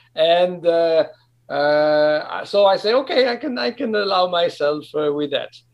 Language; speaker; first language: English; non-native, fluent; French